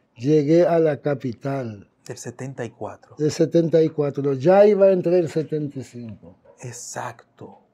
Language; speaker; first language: Spanish; non-native, fluent; Haitian Creole